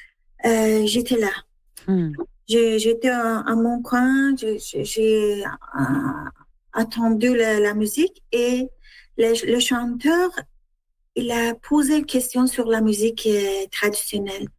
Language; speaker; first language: French; non-native, learner; Persian